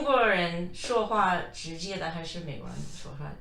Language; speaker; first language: Chinese; non-native, fluent; English